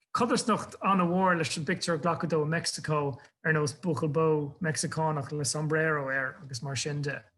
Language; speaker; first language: Irish; non-native, local second language; English